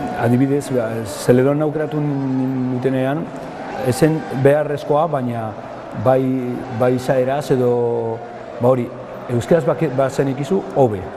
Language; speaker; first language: Basque; non-native, local second language; Spanish